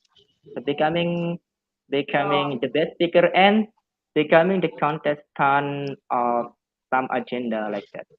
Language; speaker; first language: English; non-native, fluent; Javanese